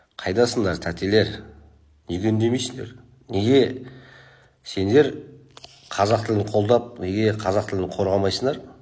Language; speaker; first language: Kazakh; native; Kazakh